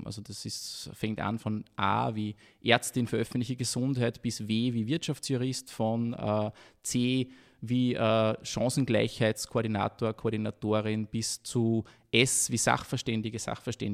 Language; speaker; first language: German; native; German